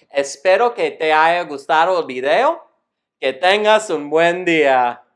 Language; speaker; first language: Spanish; non-native, fluent; English